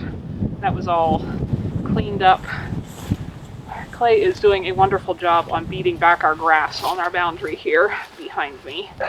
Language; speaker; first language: English; native; English